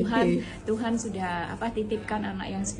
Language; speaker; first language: Indonesian; non-native, local second language; Malay